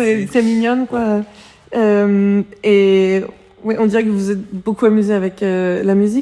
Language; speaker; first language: French; native; French